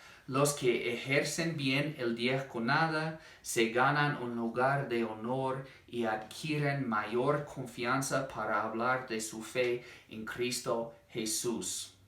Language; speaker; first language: Spanish; non-native, fluent; English